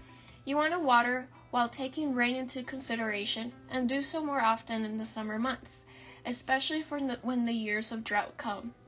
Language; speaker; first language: English; native; English